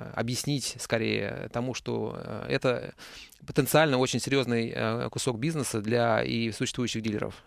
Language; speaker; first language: Russian; native; Russian